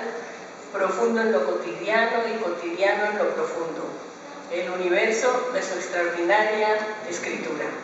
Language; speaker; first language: Spanish; native; Spanish